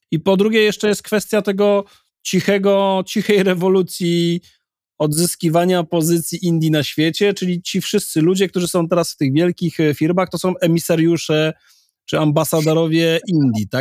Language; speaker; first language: Polish; native; Polish